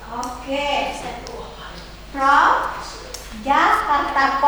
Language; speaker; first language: English; non-native, learner; Indonesian